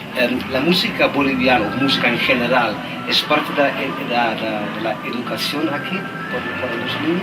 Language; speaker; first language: Spanish; non-native, learner; Dutch